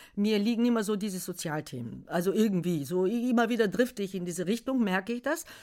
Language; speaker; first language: German; non-native, fluent; Bulgarian